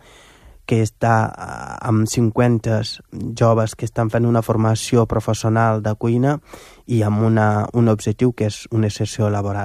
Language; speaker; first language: Catalan; non-native, fluent; Wolof